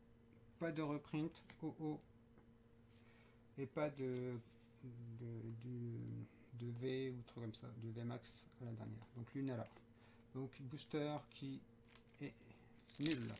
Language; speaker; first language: French; native; French